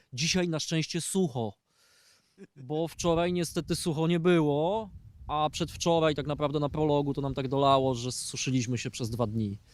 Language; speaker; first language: Polish; native; Polish